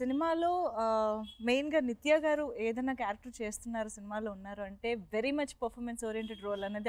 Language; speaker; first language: Telugu; native; Telugu